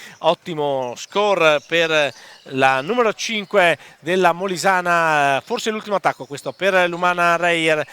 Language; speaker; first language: Italian; native; Italian